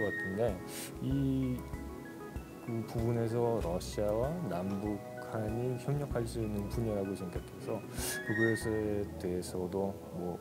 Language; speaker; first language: Korean; non-native, fluent; Russian